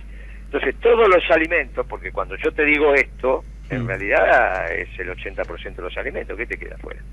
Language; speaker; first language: Spanish; native; Spanish